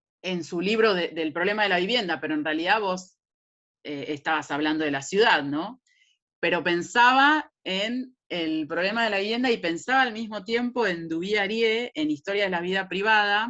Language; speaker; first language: Spanish; native; Spanish